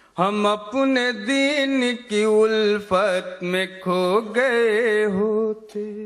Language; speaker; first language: Urdu; native; Urdu